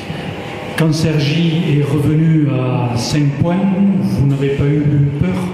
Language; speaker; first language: French; native; French